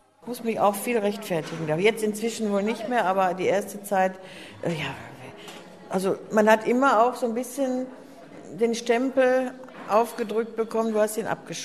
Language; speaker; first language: German; native; German